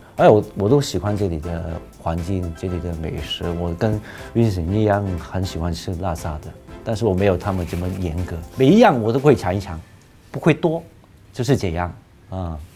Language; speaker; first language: Chinese; non-native, local second language; Cantonese